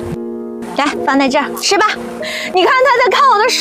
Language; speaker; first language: Chinese; native; Chinese